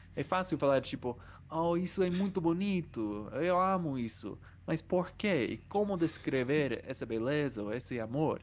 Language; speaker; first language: Portuguese; non-native, fluent; English